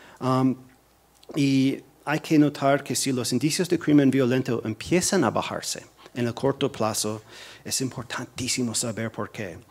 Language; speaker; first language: Spanish; non-native, fluent; English